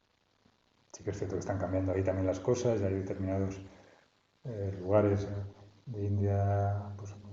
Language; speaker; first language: Spanish; native; Spanish